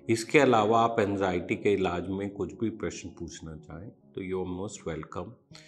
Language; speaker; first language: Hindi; native; Hindi